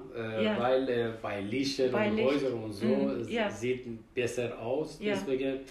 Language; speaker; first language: German; non-native, fluent; Persian